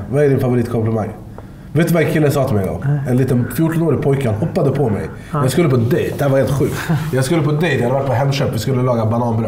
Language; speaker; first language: Swedish; native; Swedish